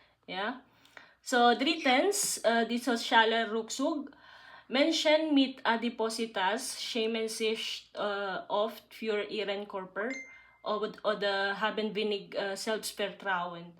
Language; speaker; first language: German; non-native, learner; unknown